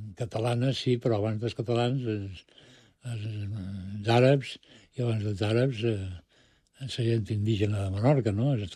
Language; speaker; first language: Catalan; non-native, local second language; Spanish